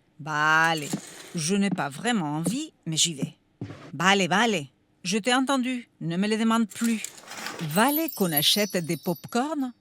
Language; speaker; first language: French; non-native, fluent; Spanish